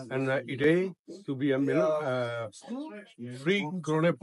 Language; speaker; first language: Danish; non-native, learner; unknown